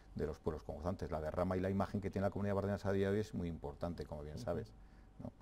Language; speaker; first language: Spanish; native; Spanish